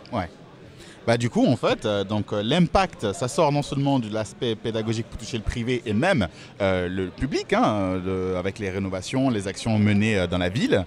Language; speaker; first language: French; native; French